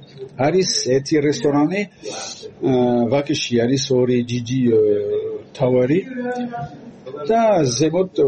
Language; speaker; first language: Georgian; non-native, learner; French